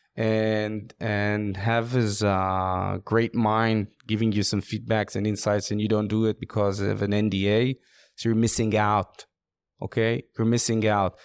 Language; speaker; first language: English; non-native, fluent; Hebrew